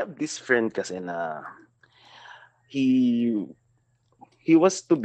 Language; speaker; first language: English; non-native, local second language; Filipino